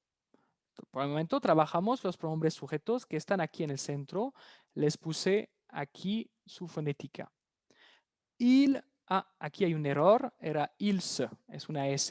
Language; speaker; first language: Spanish; non-native, fluent; French